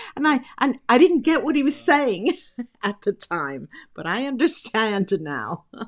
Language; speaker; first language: English; native; English